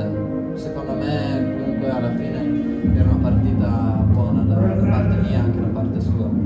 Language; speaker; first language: Italian; non-native, local second language; German